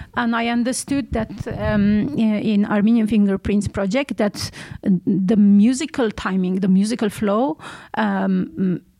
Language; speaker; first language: English; non-native, fluent; Armenian